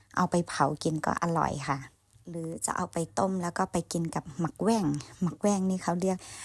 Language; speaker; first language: Thai; non-native, local second language; Khün